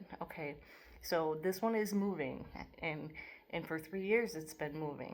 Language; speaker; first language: English; native; English